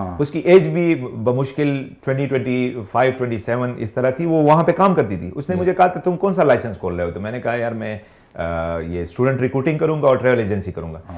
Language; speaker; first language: Urdu; non-native, local second language; Pashto